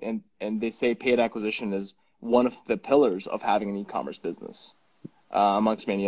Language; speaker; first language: English; non-native, local second language; Punjabi